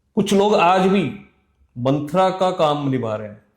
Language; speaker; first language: Hindi; non-native, local second language; Punjabi